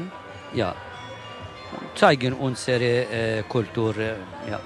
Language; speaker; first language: German; non-native, learner; Kurdish